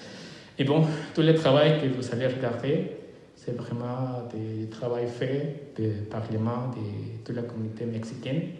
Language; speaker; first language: French; non-native, fluent; Spanish